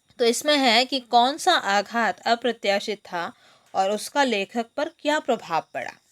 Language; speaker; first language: Hindi; non-native, local second language; Bangla